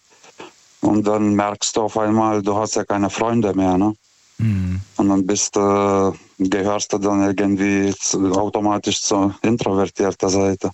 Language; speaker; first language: German; non-native, fluent; Lithuanian